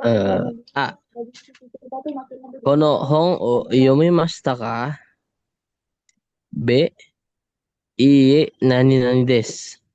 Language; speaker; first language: Japanese; non-native, learner; Indonesian